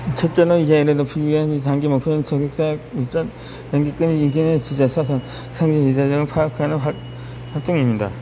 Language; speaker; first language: Korean; native; Korean